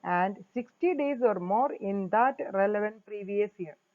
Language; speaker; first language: English; non-native, local second language; Malayalam